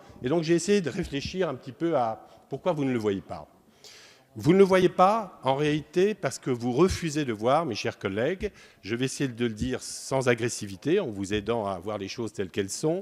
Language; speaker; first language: French; native; French